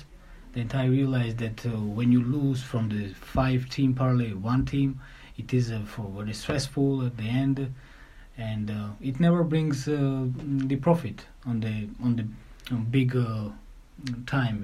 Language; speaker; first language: English; non-native, learner; Georgian